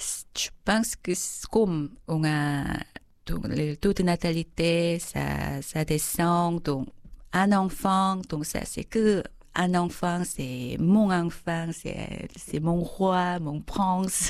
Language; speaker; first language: French; non-native, fluent; Korean